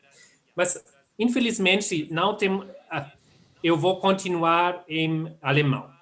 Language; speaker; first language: Portuguese; non-native, fluent; German